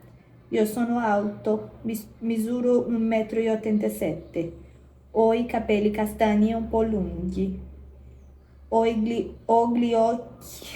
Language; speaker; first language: Italian; non-native, learner; Portuguese